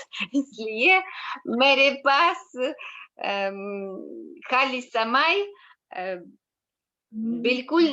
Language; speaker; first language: Hindi; non-native, learner; Russian